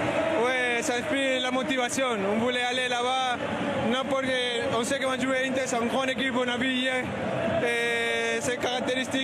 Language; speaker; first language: French; non-native, fluent; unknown